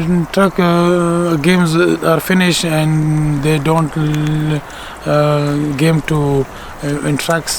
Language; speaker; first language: English; non-native, learner; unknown